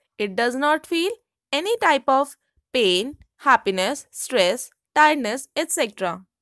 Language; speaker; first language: English; non-native, local second language; Hindi